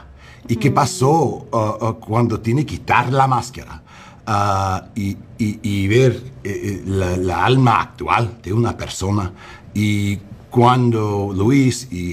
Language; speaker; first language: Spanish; non-native, learner; English